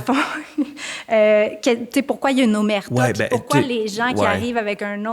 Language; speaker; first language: French; native; French